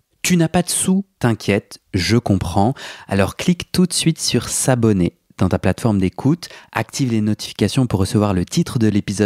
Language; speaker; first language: French; native; French